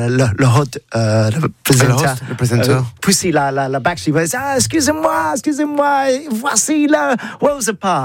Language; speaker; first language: French; non-native, learner; English